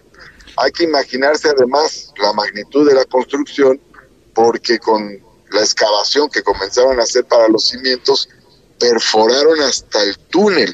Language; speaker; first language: Spanish; native; Spanish